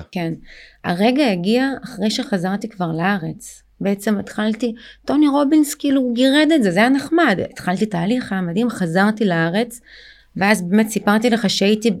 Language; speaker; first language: Hebrew; early bilingual, other home language; Russian